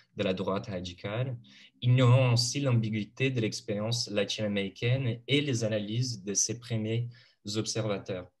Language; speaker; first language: French; non-native, fluent; Portuguese